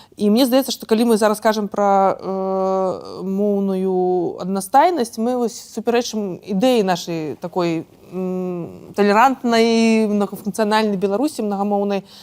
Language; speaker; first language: Belarusian; non-native, local second language; Russian